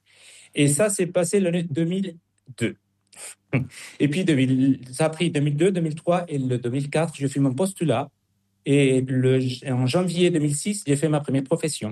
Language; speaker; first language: French; non-native, fluent; Spanish